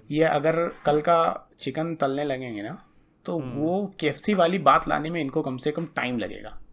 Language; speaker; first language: Hindi; native; Hindi